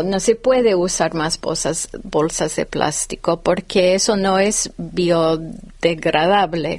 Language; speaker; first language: Spanish; non-native, fluent; English